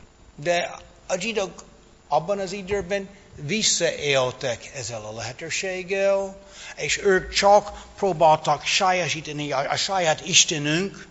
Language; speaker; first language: Hungarian; non-native, fluent; English